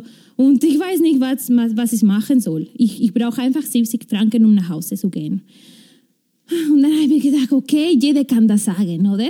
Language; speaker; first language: German; non-native, fluent; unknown